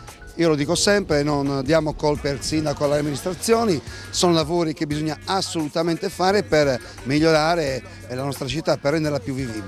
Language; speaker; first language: Italian; native; Italian